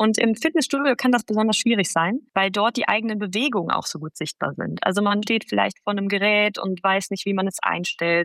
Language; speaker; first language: German; native; German